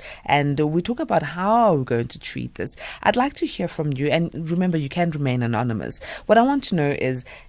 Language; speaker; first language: English; non-native, local second language; Zulu